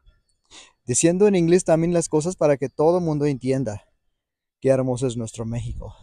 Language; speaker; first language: Spanish; non-native, fluent; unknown